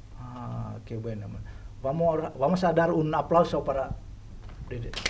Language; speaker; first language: Spanish; non-native, fluent; Indonesian